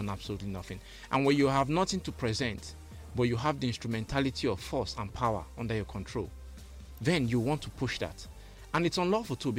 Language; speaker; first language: English; non-native, local second language; Igbo